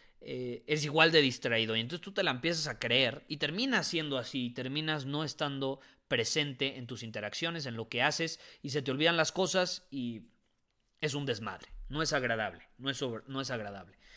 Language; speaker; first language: Spanish; native; Spanish